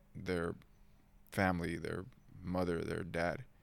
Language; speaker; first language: English; early bilingual, other home language; Spanish